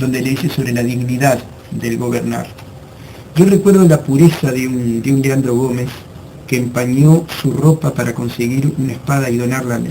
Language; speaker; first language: Spanish; native; Spanish